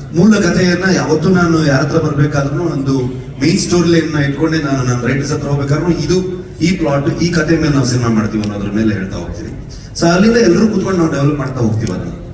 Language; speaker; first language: Kannada; native; Kannada